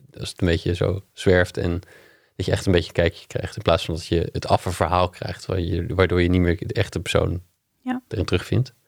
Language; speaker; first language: Dutch; non-native, fluent; English